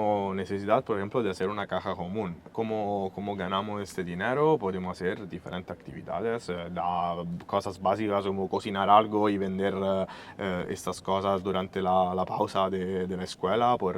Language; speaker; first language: Spanish; non-native, fluent; Italian